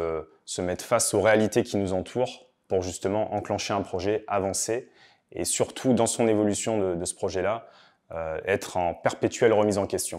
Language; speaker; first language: French; native; French